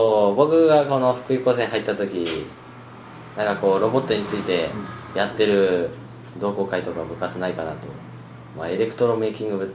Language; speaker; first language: Japanese; native; Japanese